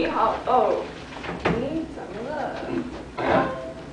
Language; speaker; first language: Chinese; non-native, learner; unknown